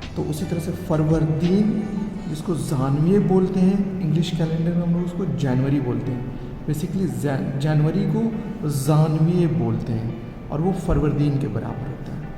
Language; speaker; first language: Hindi; native; Hindi